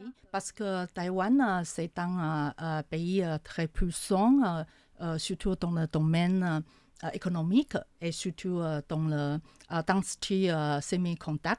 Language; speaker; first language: French; non-native, fluent; Chinese